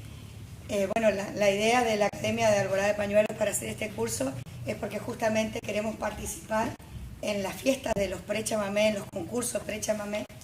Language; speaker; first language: Spanish; native; Spanish